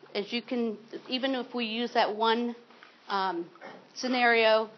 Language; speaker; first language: English; native; English